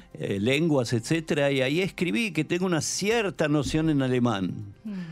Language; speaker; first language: Spanish; native; Spanish